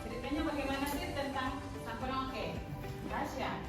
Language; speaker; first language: Indonesian; native; Indonesian